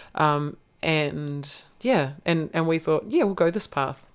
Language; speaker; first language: English; native; English